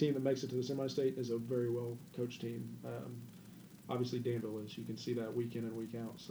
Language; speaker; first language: English; native; English